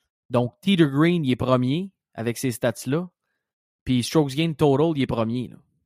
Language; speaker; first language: French; native; French